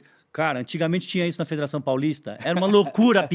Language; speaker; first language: Portuguese; native; Portuguese